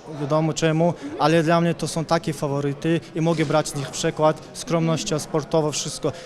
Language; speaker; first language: Polish; non-native, fluent; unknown